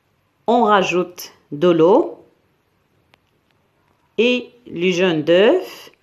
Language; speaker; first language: French; non-native, local second language; Arabic